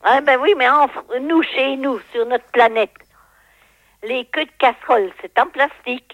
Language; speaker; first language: French; native; French